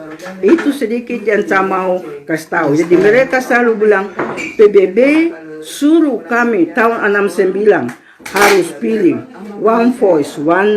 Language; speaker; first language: Indonesian; non-native, local second language; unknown